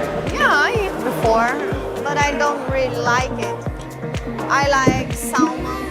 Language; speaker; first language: English; non-native, learner; Portuguese